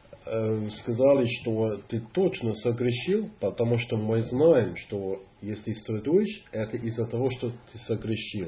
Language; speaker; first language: Russian; non-native, fluent; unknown